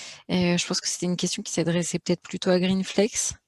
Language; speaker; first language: French; native; French